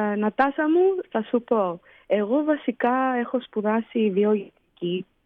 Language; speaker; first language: Greek; early bilingual, heritage; Greek